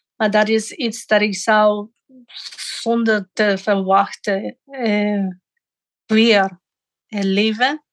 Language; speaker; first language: Dutch; non-native, fluent; Spanish